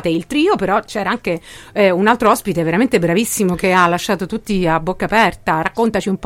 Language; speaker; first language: Italian; native; Italian